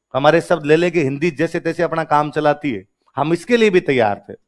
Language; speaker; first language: Hindi; non-native, local second language; Rajasthani